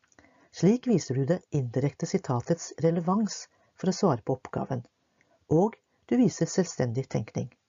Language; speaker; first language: Norwegian; native; Norwegian